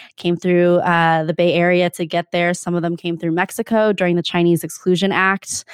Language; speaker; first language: English; native; English